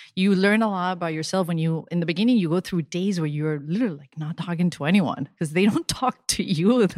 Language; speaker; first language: English; early bilingual, other home language; Spanish